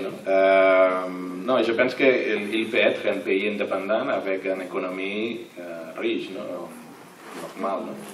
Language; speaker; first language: French; non-native, learner; Catalan